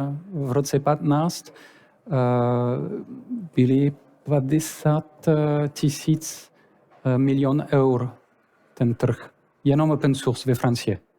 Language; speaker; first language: Czech; non-native, learner; French